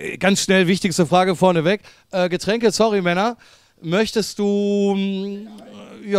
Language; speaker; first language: German; native; German